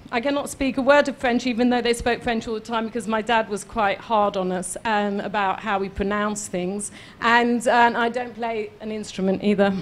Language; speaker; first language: English; native; English